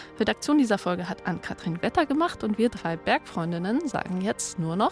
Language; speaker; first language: German; native; German